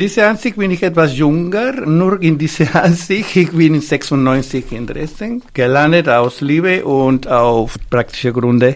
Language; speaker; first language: German; non-native, fluent; Spanish